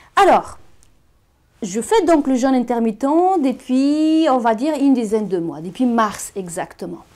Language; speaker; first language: French; non-native, fluent; Bulgarian